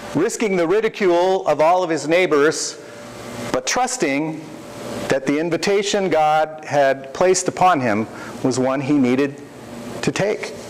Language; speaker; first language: English; native; English